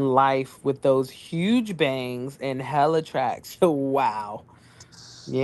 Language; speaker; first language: English; native; English